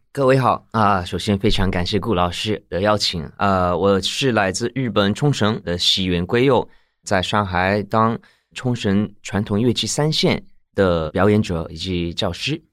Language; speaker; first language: Chinese; non-native, fluent; Japanese